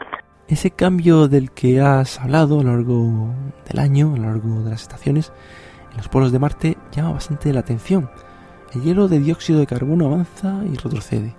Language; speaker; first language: Spanish; native; Spanish